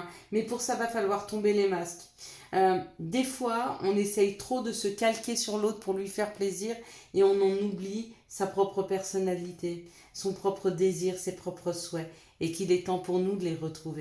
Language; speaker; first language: French; native; French